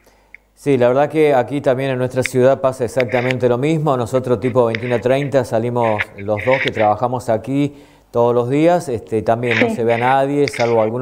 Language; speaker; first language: Spanish; native; Spanish